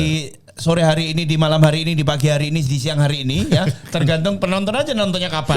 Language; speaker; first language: Indonesian; native; Indonesian